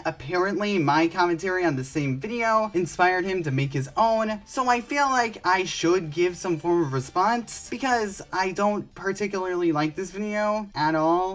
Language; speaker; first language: English; native; English